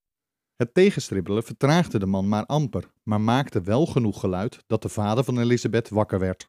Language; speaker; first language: Dutch; native; Dutch